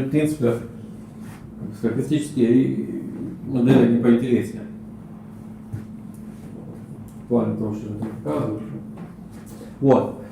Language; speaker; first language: Russian; native; Russian